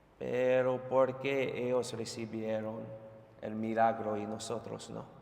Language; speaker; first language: Spanish; non-native, fluent; English